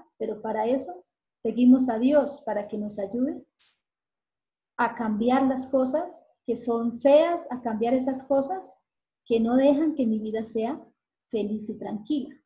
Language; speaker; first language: Spanish; native; Spanish